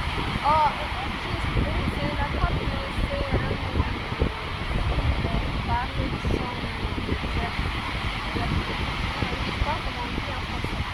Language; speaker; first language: French; non-native, learner; Portuguese